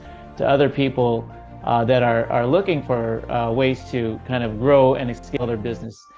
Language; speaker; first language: English; native; English